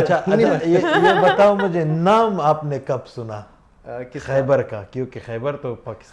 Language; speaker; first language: Hindi; non-native, fluent; Pashto